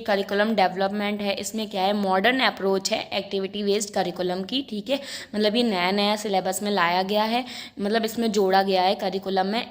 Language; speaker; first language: Hindi; native; Hindi